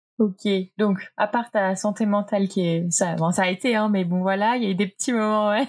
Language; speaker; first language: French; native; French